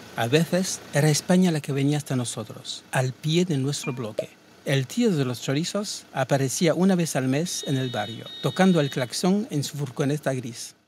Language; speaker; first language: Spanish; early bilingual, heritage; Spanish